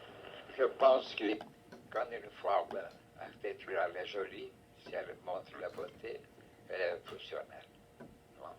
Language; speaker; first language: French; non-native, fluent; Portuguese